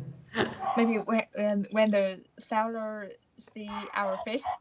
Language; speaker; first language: English; non-native, learner; Vietnamese